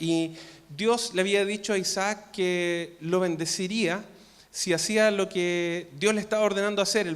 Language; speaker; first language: Spanish; native; Spanish